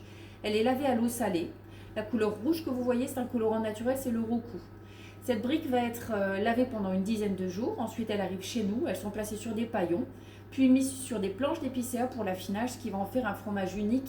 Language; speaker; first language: French; native; French